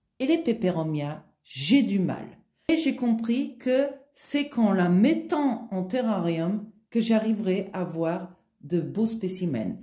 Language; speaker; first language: French; non-native, fluent; Portuguese